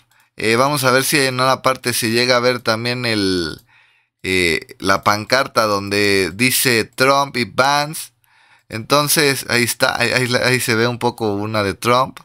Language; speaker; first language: Spanish; native; Spanish